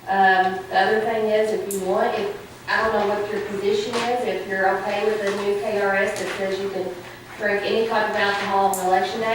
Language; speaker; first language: English; native; English